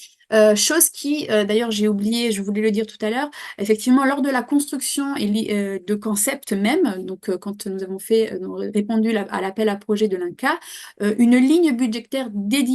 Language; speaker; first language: French; native; French